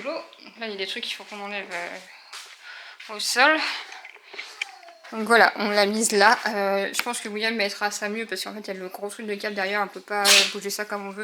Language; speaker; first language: French; native; French